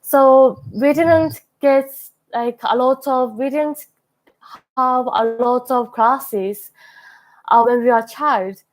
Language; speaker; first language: English; non-native, learner; Japanese